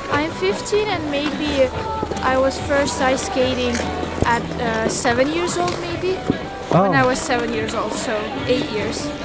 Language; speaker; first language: English; non-native, fluent; Estonian